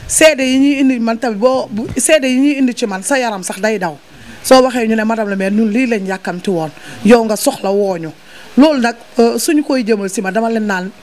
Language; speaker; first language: Wolof; native; Wolof